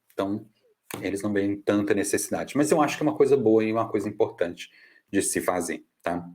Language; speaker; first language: Portuguese; non-native, fluent; English